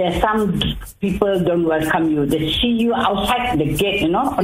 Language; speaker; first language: English; non-native, local second language; Tamil